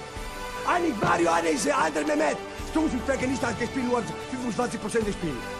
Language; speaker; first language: German; non-native, learner; Italian